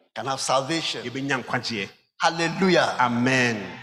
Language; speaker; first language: English; non-native, local second language; Ga